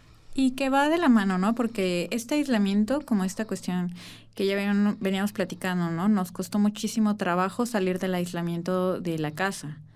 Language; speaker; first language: Spanish; native; Spanish